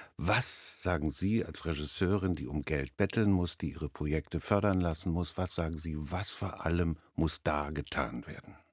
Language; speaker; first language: German; native; German